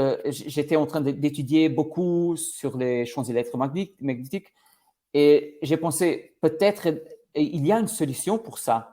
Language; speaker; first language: French; non-native, learner; Portuguese